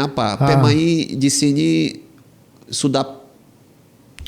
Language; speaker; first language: Indonesian; non-native, fluent; Portuguese